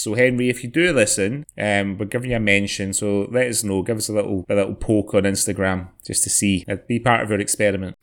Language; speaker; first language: English; native; English